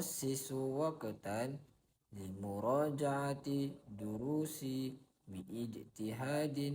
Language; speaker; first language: Arabic; non-native, learner; Malay